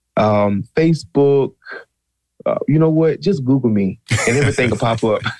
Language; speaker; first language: English; native; English